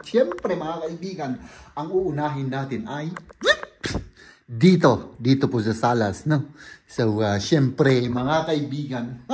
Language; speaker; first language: Filipino; native; Filipino